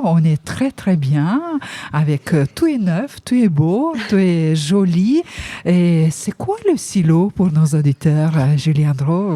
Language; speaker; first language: French; native; French